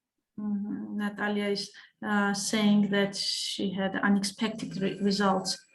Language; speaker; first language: English; non-native, fluent; Georgian